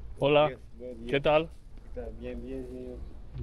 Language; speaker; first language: Spanish; non-native, learner; Greek